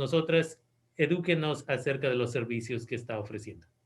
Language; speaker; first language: Spanish; native; Spanish